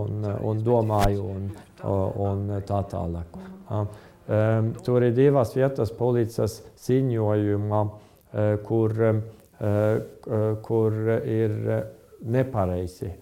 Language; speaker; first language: Latvian; non-native, fluent; Estonian